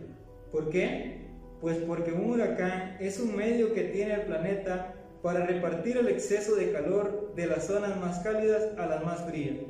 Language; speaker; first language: Spanish; native; Spanish